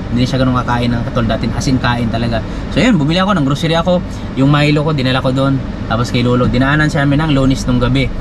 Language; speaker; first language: Filipino; non-native, local second language; Cebuano